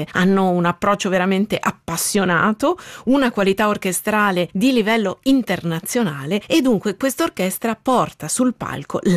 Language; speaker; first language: Italian; native; Italian